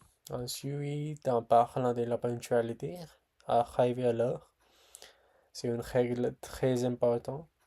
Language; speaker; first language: French; non-native, learner; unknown